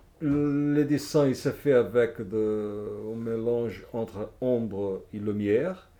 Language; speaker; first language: French; non-native, fluent; Portuguese